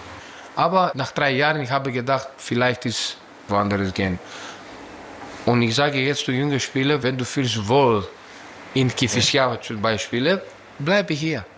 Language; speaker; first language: German; non-native, learner; Greek